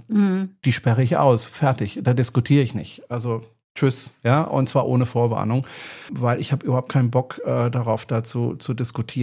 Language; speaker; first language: German; native; German